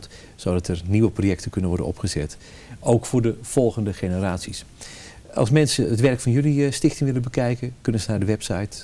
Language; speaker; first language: Dutch; native; Dutch